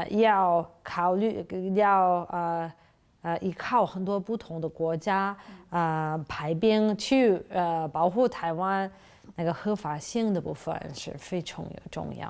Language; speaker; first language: Chinese; non-native, fluent; English